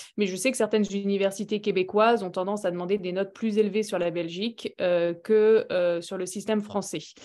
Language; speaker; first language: French; native; French